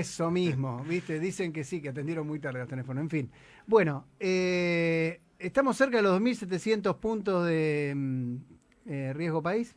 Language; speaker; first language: Spanish; native; Spanish